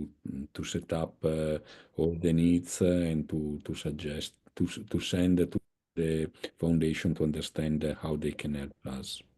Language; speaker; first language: English; non-native, fluent; Italian